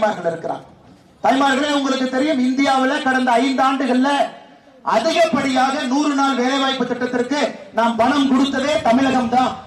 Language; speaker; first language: Tamil; native; Tamil